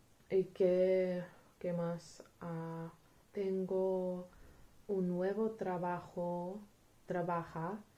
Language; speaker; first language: Spanish; non-native, learner; English